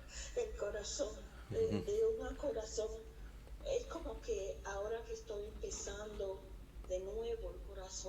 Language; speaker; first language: Spanish; early bilingual, heritage; Spanish